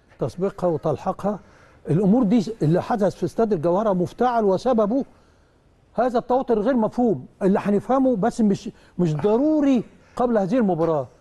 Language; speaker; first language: Arabic; native; Arabic